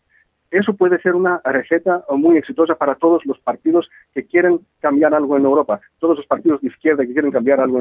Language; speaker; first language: Spanish; non-native, fluent; Greek